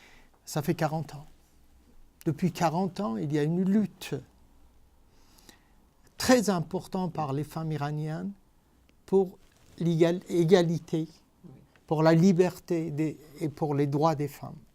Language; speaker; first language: French; non-native, fluent; Persian